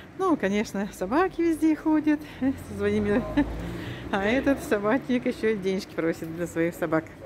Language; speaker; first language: Russian; native; Russian